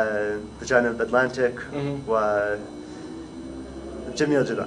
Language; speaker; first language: Arabic; non-native, learner; English